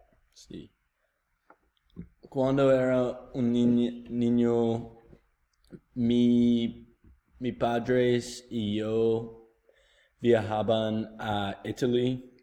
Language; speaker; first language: Spanish; non-native, learner; English